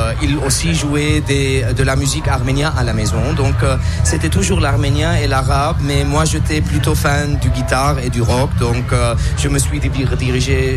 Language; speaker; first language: French; non-native, local second language; Armenian